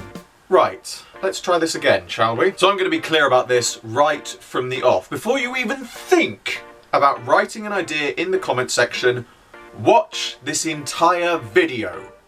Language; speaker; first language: English; native; English